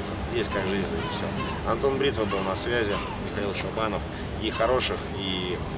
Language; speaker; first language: Russian; native; Russian